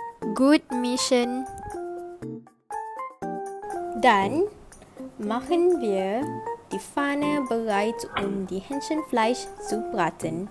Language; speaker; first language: German; non-native, learner; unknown